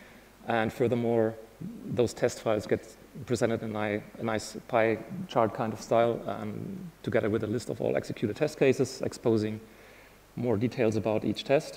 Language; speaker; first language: English; non-native, fluent; German